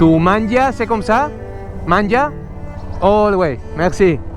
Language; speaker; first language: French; non-native, learner; Spanish